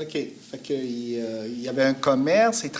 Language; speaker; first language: French; native; French